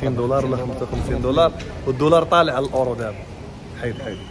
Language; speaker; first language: Arabic; native; Arabic